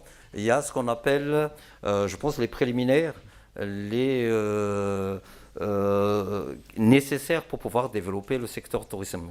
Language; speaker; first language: French; non-native, local second language; Malagasy